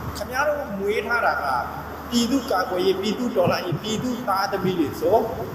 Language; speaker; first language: Burmese; native; Burmese